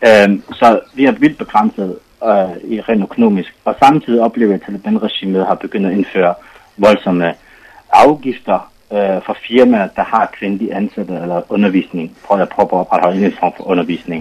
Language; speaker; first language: Danish; non-native, fluent; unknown